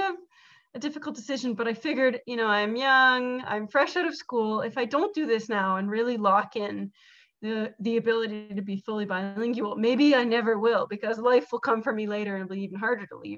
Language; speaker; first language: English; native; English